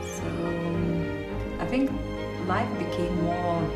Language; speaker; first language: English; non-native, fluent; Lithuanian